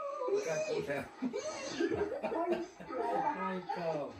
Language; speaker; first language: Finnish; native; Finnish